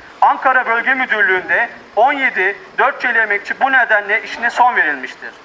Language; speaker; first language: Turkish; native; Turkish